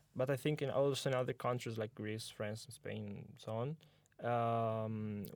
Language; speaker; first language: English; non-native, learner; Italian